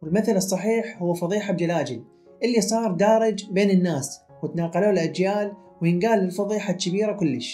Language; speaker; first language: Arabic; native; Arabic